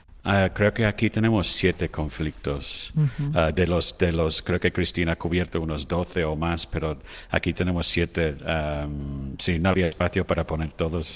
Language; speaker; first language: Spanish; non-native, fluent; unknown